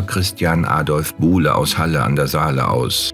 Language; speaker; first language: German; native; German